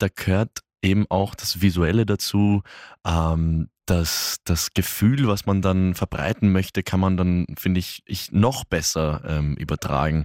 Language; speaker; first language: German; native; German